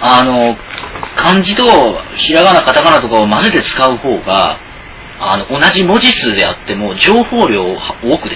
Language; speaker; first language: Japanese; native; Japanese